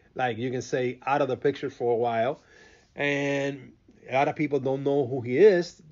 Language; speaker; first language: English; non-native, fluent; Spanish